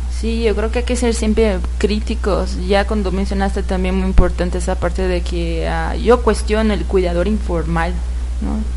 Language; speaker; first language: Spanish; non-native, fluent; Portuguese